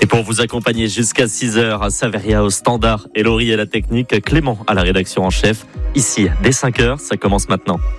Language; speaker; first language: French; native; French